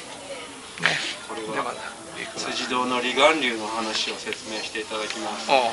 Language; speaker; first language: Japanese; native; Japanese